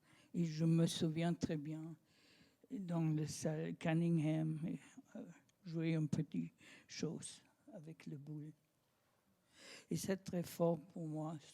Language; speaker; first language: French; non-native, learner; German